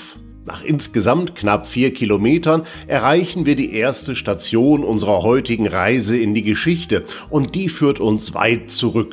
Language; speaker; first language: German; native; German